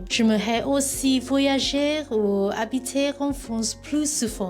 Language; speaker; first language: French; non-native, learner; Cantonese